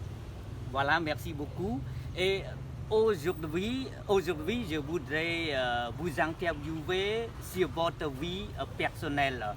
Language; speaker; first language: French; non-native, fluent; Khmer